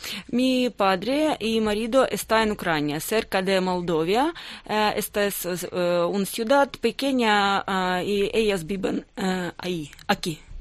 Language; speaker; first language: Spanish; non-native, learner; Russian